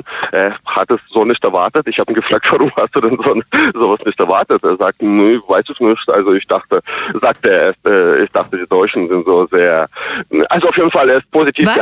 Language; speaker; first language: German; non-native, fluent; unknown